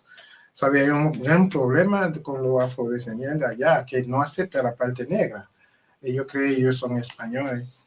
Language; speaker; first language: Spanish; non-native, learner; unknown